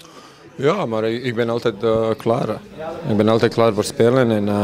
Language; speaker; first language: Dutch; non-native, learner; Serbian